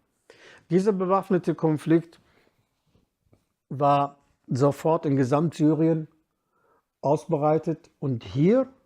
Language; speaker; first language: German; non-native, fluent; Kurdish